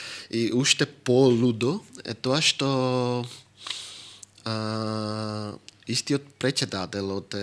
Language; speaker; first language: Macedonian; non-native, fluent; Greek